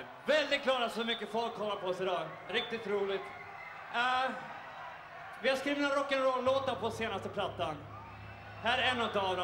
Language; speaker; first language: Swedish; native; Swedish